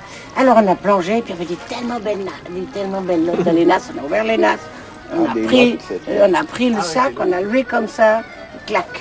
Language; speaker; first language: French; native; French